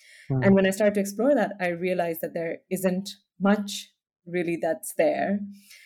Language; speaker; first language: English; non-native, local second language; Hindi